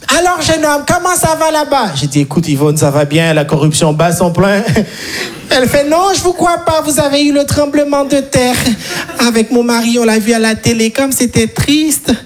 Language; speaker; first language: French; non-native, local second language; Haitian Creole